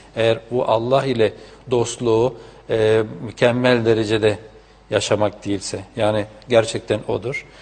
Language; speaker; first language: Turkish; non-native, fluent; Spanish